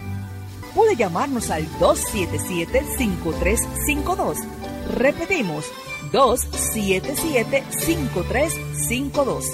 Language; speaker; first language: Spanish; native; Spanish